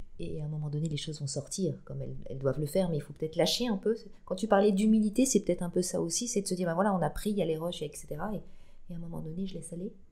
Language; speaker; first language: French; native; French